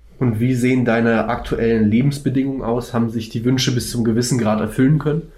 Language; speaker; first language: German; native; German